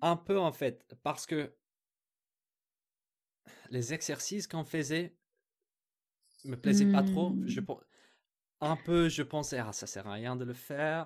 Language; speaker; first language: French; non-native, fluent; English